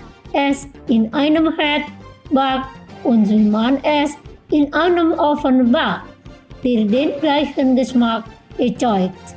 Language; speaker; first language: German; non-native, fluent; Indonesian